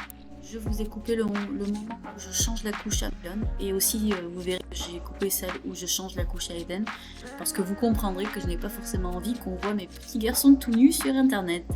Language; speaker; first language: French; native; French